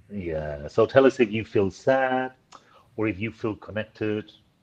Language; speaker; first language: English; non-native, fluent; Spanish